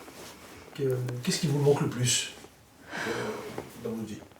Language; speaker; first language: French; native; French